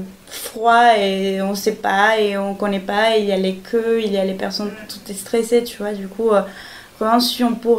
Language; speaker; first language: French; non-native, fluent; Spanish